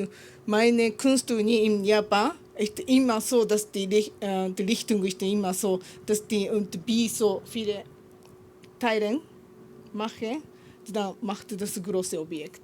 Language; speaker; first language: German; non-native, learner; Japanese